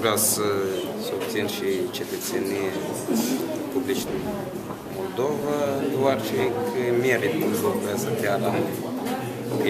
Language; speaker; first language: Romanian; non-native, learner; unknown